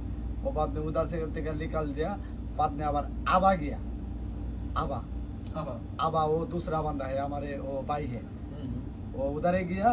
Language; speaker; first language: Hindi; non-native, learner; Bangla